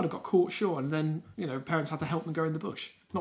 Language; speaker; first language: English; native; English